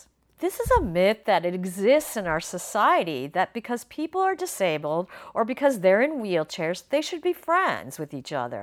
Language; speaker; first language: English; native; English